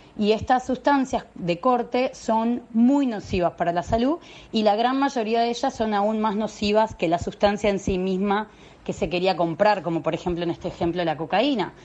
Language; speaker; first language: Spanish; native; Spanish